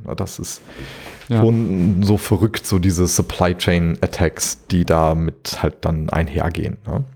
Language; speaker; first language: German; native; German